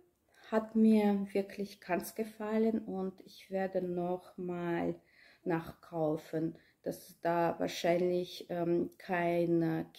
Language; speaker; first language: German; non-native, learner; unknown